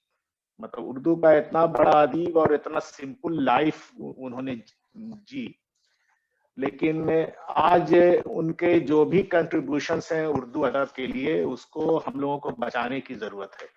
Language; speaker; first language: Urdu; native; Urdu